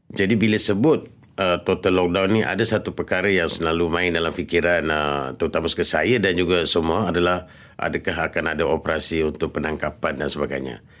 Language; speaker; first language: Malay; early bilingual, other home language; Rohingya